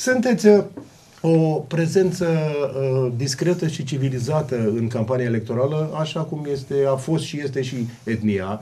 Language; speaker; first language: Romanian; native; Romanian